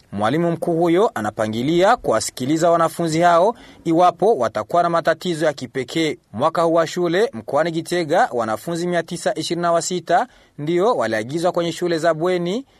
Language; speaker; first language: Swahili; non-native, local second language; Rundi